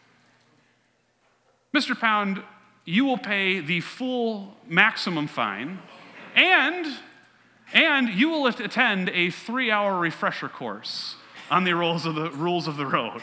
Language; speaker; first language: English; native; English